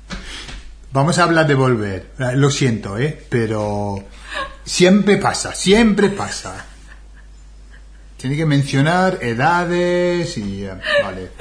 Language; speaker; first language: Spanish; non-native, fluent; English